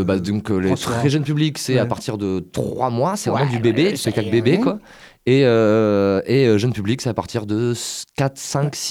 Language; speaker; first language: French; native; French